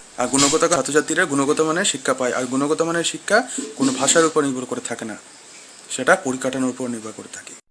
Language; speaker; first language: Bangla; non-native, local second language; Kok Borok